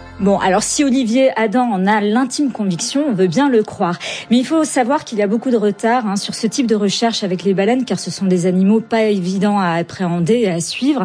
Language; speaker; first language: French; native; French